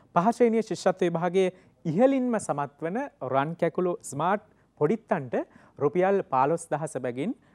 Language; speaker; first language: Sinhala; native; Sinhala